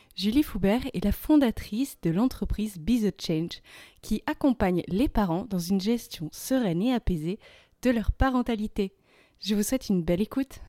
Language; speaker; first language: French; native; French